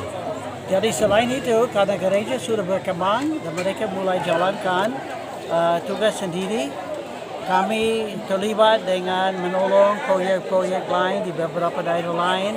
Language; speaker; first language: Indonesian; non-native, fluent; English